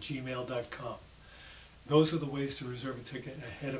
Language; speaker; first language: English; native; English